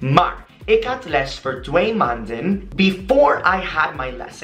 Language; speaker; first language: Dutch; non-native, learner; Spanish